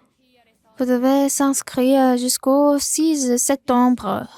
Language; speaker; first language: French; non-native, learner; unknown